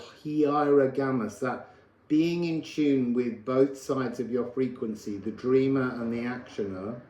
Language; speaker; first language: English; native; English